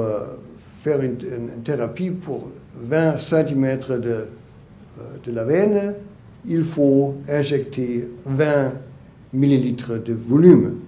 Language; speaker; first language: French; non-native, learner; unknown